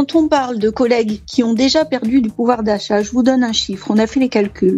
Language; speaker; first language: French; native; French